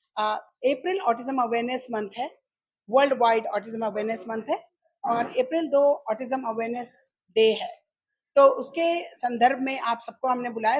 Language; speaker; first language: Hindi; native; Hindi